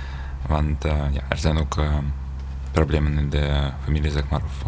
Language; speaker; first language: Dutch; non-native, fluent; Ukrainian